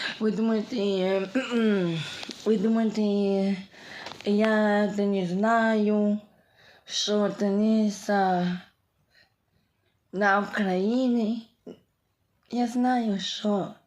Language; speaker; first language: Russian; non-native, local second language; Ukrainian